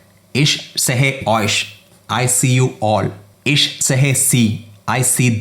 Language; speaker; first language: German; non-native, fluent; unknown